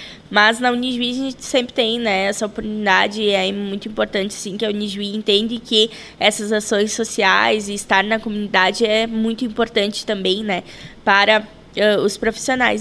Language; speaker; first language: Portuguese; native; Portuguese